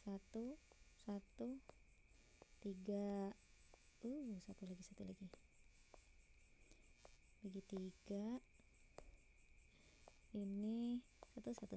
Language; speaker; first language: Indonesian; native; Indonesian